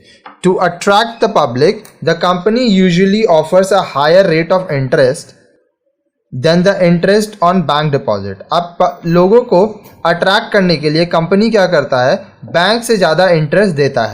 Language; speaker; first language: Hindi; native; Hindi